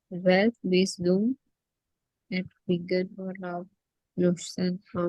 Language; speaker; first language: German; non-native, learner; Urdu